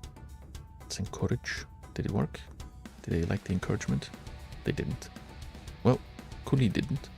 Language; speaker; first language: English; native; English